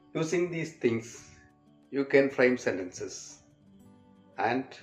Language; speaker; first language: English; non-native, local second language; Malayalam